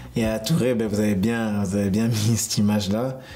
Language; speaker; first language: French; native; French